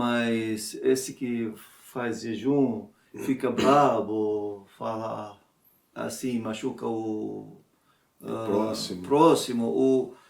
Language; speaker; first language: Portuguese; non-native, learner; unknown